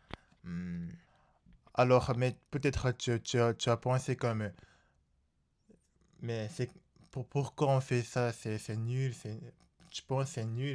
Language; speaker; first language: French; non-native, learner; Japanese